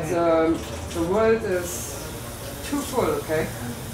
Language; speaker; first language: English; non-native, learner; German